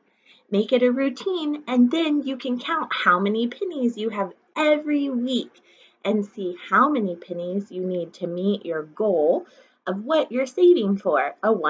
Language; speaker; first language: English; native; English